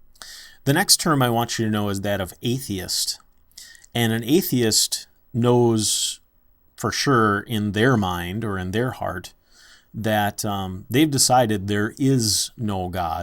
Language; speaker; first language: English; native; English